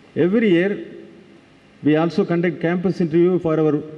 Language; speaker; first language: English; non-native, local second language; Tamil